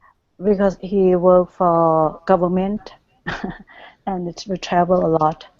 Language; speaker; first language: English; non-native, learner; Thai